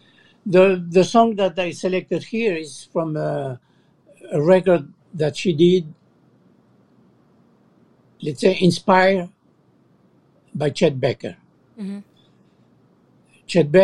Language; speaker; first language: English; non-native, fluent; French